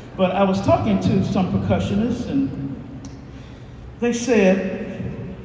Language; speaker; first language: English; native; English